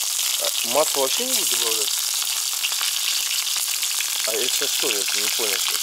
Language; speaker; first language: Russian; native; Russian